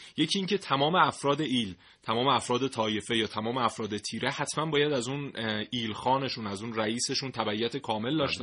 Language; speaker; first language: Persian; native; Persian